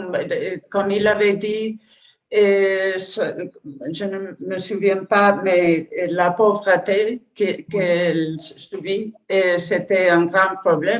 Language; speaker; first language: French; non-native, learner; Spanish